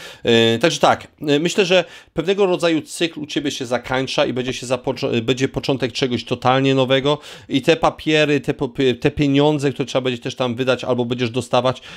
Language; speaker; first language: Polish; native; Polish